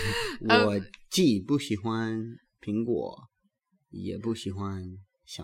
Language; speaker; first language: Chinese; non-native, learner; English